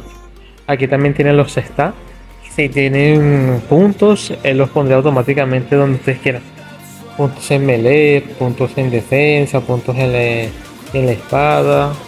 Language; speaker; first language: Spanish; non-native, fluent; Portuguese